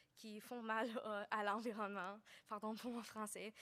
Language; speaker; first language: French; non-native, learner; English